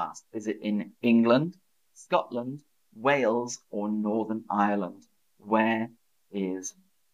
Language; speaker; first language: English; native; English